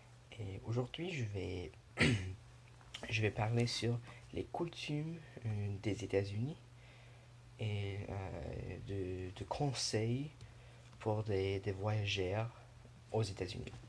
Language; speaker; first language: French; non-native, learner; English